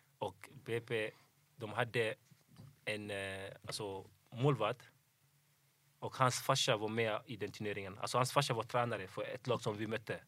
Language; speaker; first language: Swedish; early bilingual, other home language; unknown